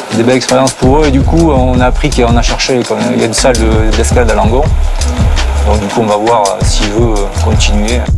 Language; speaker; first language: French; native; French